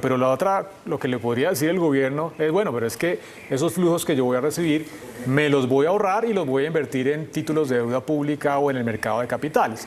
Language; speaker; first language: Spanish; native; Spanish